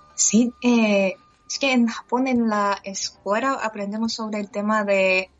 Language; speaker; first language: Spanish; non-native, fluent; Japanese